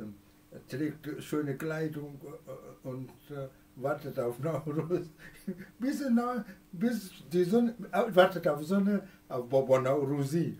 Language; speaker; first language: German; non-native, fluent; Persian